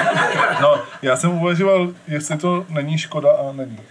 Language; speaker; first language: Czech; native; Czech